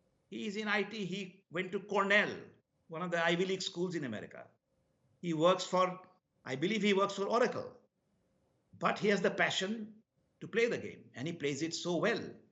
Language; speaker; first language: English; non-native, local second language; Bangla